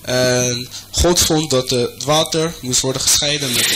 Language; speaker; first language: Dutch; non-native, fluent; French